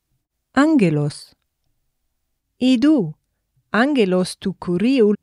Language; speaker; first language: Greek; non-native, fluent; English